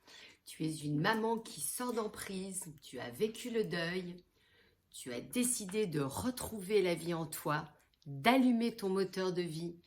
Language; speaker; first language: French; native; French